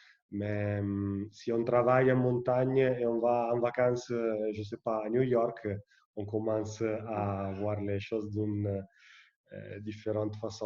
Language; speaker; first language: French; non-native, fluent; Italian